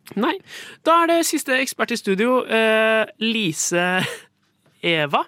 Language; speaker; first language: Norwegian; native; Norwegian